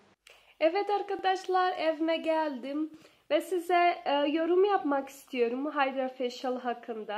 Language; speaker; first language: Turkish; non-native, learner; Portuguese